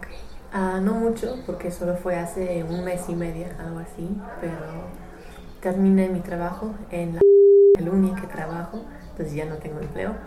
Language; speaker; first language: Spanish; non-native, fluent; English